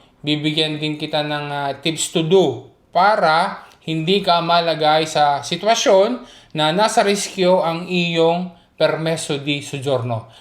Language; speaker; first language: Filipino; native; Filipino